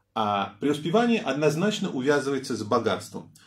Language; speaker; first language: Russian; native; Russian